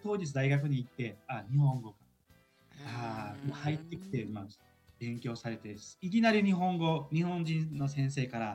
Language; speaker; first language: Japanese; non-native, fluent; Uzbek